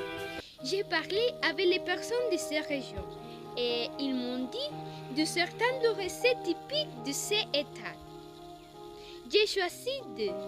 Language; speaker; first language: French; non-native, learner; Spanish